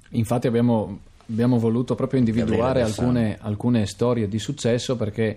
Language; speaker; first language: Italian; native; Italian